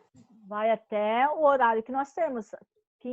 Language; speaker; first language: Portuguese; native; Portuguese